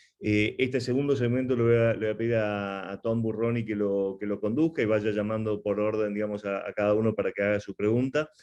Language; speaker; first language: Spanish; native; Spanish